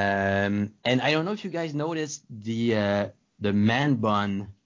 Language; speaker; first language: English; non-native, fluent; French